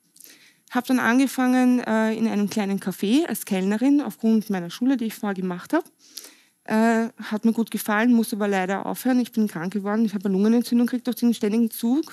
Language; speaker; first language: German; native; German